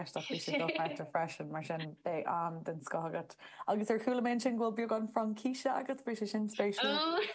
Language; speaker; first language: Irish; non-native, local second language; English